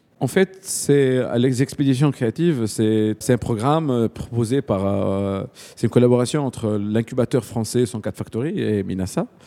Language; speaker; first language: French; non-native, local second language; Arabic